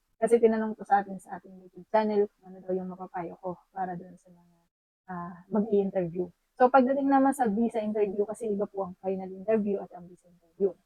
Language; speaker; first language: Filipino; native; Filipino